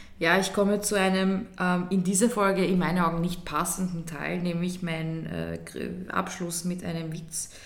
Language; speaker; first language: German; early bilingual, other home language; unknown